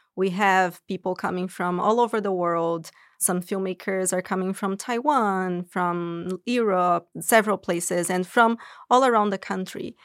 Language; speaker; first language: English; non-native, fluent; Portuguese